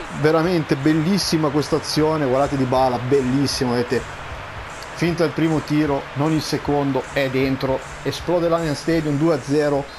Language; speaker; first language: Italian; native; Italian